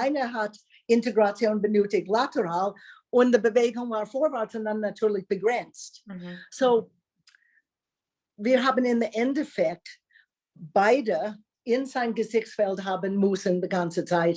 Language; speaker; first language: German; non-native, learner; English